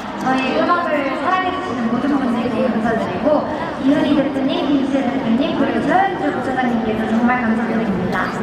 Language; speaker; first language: Korean; native; Korean